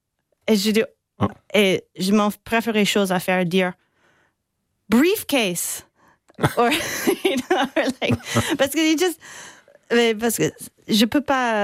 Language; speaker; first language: French; non-native, fluent; English